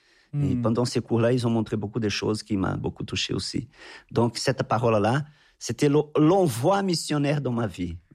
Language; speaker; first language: French; non-native, fluent; Portuguese